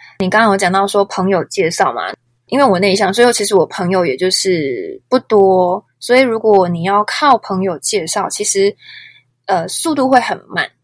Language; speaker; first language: Chinese; native; Chinese